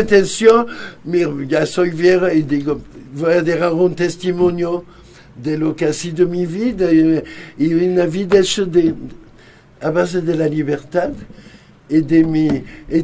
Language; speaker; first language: Spanish; non-native, fluent; French